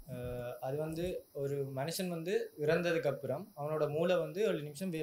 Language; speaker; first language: Tamil; native; Tamil